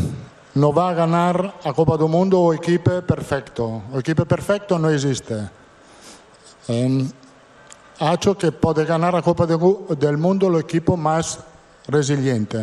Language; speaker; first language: Portuguese; non-native, fluent; Italian